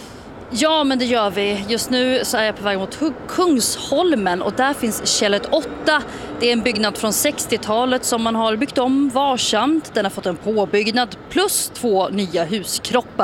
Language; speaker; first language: Swedish; native; Swedish